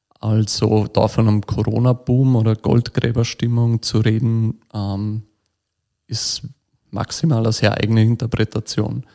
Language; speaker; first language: German; native; German